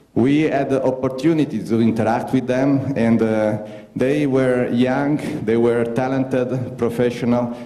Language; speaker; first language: English; non-native, fluent; Italian